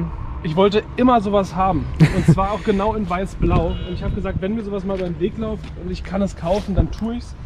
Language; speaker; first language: German; native; German